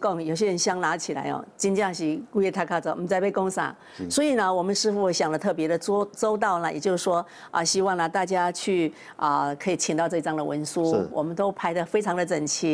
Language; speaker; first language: Chinese; native; Chinese